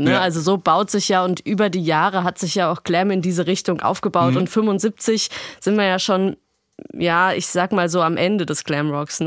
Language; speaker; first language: German; native; German